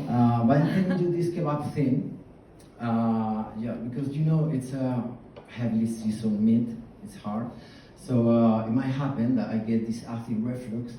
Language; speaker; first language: English; non-native, fluent; Spanish